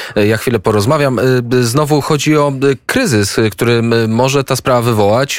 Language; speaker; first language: Polish; native; Polish